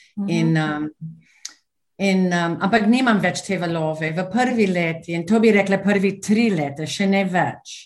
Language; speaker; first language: Slovenian; non-native, fluent; English